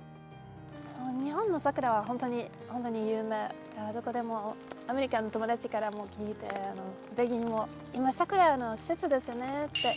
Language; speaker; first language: Japanese; non-native, fluent; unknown